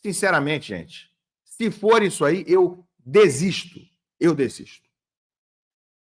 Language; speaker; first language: Portuguese; native; Portuguese